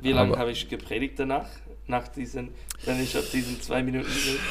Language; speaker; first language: German; non-native, fluent; English